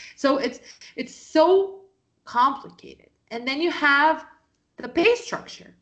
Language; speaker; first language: English; non-native, fluent; Portuguese